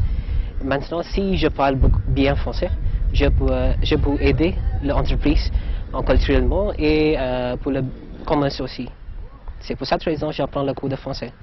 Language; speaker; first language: French; non-native, learner; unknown